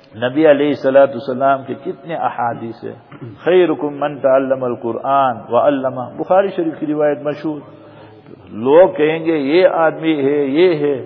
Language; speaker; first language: Urdu; non-native, fluent; Gujarati